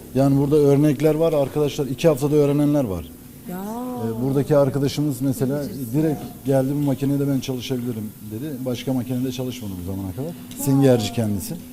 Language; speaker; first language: Turkish; native; Turkish